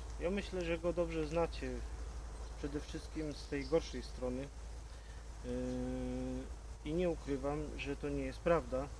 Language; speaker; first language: Polish; native; Polish